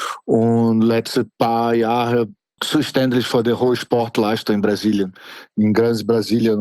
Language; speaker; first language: German; non-native, fluent; Portuguese